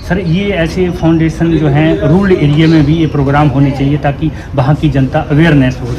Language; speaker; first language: Hindi; native; Hindi